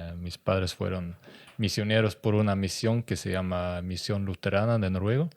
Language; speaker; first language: Spanish; early bilingual, other home language; Norwegian